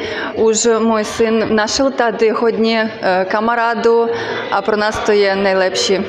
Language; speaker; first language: Czech; non-native, learner; Ukrainian